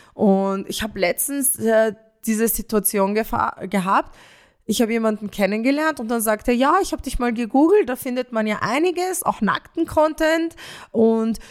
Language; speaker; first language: German; early bilingual, other home language; Romanian